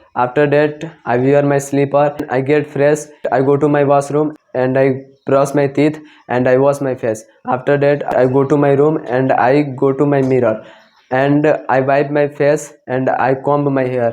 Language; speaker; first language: English; non-native, learner; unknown